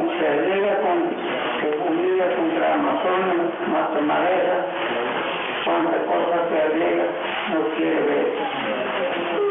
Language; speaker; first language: Spanish; non-native, local second language; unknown